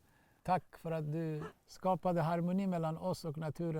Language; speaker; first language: Swedish; non-native, fluent; Baluchi